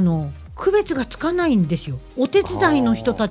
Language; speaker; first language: Japanese; native; Japanese